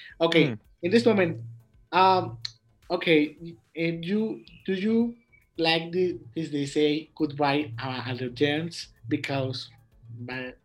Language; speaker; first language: English; non-native, learner; Spanish